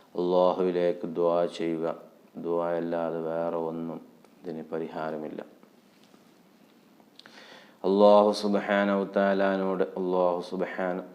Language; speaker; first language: Malayalam; native; Malayalam